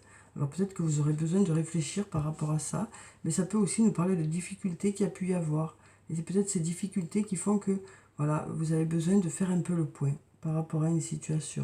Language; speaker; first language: French; native; French